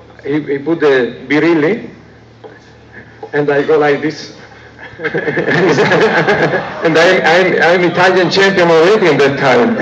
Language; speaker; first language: English; non-native, learner; Italian